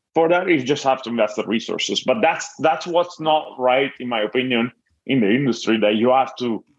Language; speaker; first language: English; non-native, fluent; Italian